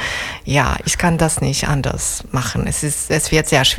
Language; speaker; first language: German; non-native, fluent; Italian